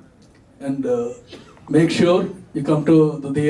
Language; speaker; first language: Telugu; native; Telugu